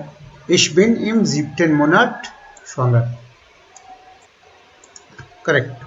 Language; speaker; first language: German; non-native, fluent; Hindi